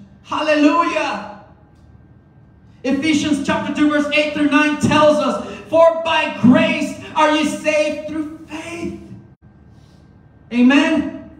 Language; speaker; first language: English; early bilingual, other home language; Spanish